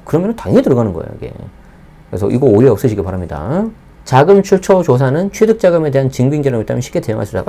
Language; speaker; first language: Korean; native; Korean